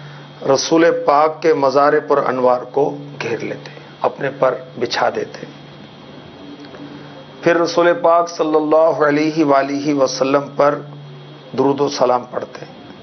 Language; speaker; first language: Urdu; native; Urdu